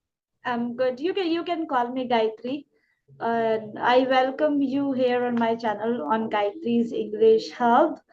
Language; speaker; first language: English; non-native, local second language; Hindi